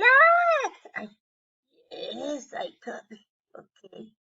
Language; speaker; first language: English; non-native, learner; Spanish